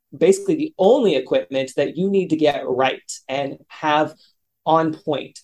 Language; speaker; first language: English; native; English